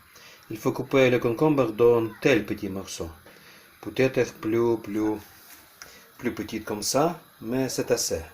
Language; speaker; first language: French; non-native, learner; Ukrainian